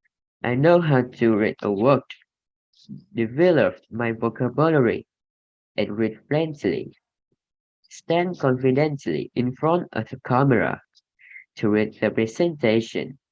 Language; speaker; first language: English; non-native, learner; Vietnamese